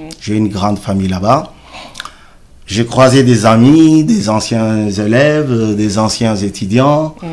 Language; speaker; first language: French; non-native, local second language; Luba-Lulua